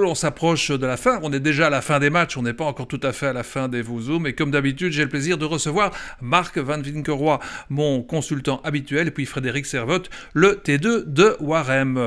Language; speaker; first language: French; native; French